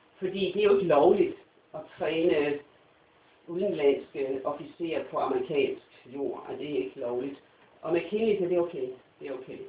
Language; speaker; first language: Danish; non-native, fluent; English